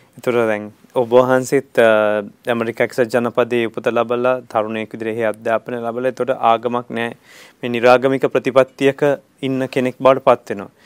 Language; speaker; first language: Sinhala; native; Sinhala